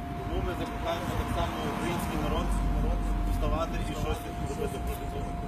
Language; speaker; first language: Ukrainian; native; Ukrainian